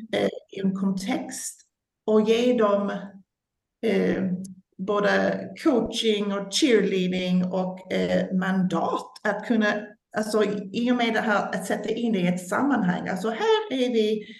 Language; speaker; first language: Swedish; non-native, fluent; English